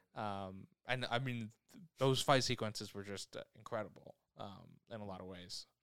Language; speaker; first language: English; native; English